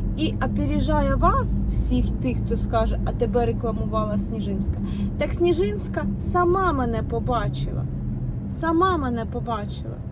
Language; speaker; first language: Ukrainian; non-native, local second language; Russian